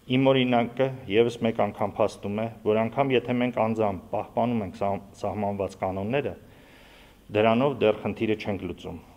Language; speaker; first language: Armenian; native; Armenian